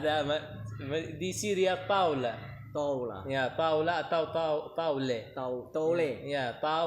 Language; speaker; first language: Indonesian; non-native, learner; Arabic